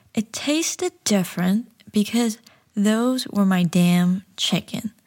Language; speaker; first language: English; early bilingual, other home language; Chinese